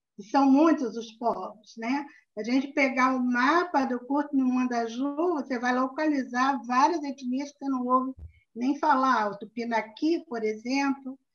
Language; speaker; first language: Portuguese; native; Portuguese